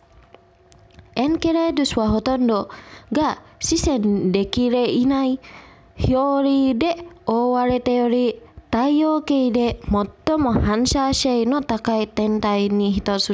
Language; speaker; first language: Japanese; non-native, fluent; Indonesian